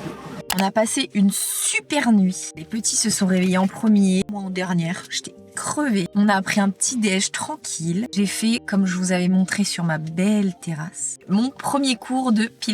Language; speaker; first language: French; native; French